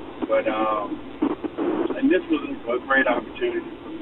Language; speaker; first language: English; native; English